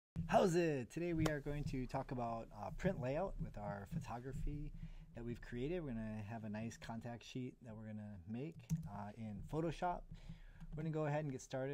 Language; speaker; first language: English; native; English